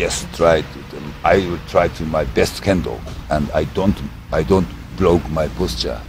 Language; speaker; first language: English; non-native, learner; Japanese